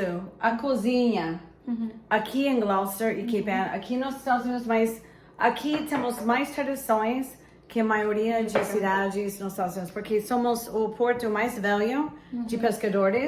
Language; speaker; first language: Portuguese; non-native, fluent; English